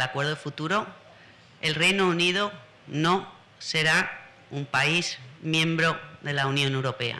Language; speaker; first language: Spanish; native; Spanish